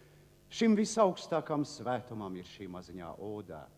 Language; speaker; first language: Latvian; native; Latvian